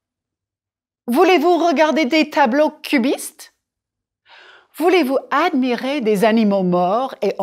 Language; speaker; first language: French; non-native, fluent; English